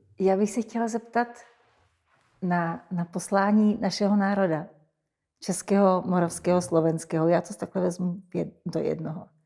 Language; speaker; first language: Czech; native; Czech